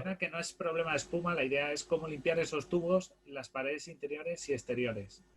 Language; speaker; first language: Spanish; native; Spanish